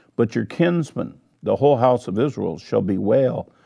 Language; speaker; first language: English; native; English